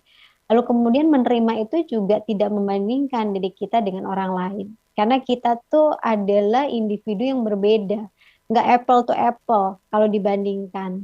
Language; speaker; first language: Indonesian; native; Indonesian